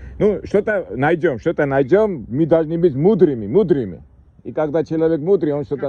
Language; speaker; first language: Russian; non-native, fluent; Georgian